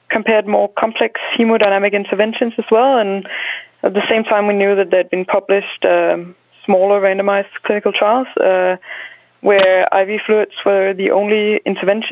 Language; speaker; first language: English; non-native, fluent; Danish